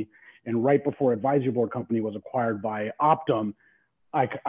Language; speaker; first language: English; native; English